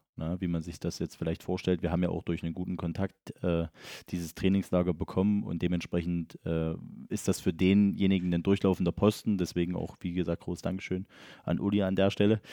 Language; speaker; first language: German; native; German